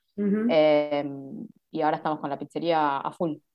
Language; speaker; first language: Spanish; native; Spanish